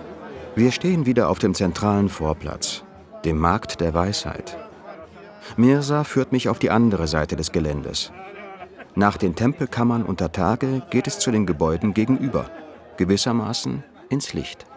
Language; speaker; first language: German; native; German